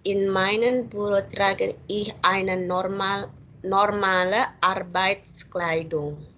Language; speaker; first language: German; non-native, learner; Indonesian